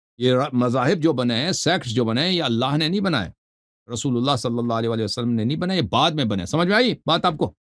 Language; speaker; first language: Urdu; native; Urdu